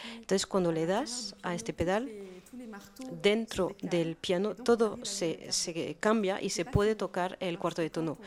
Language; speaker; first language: Spanish; non-native, fluent; French